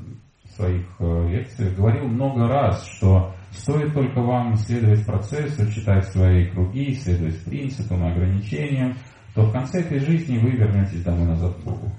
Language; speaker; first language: Russian; native; Russian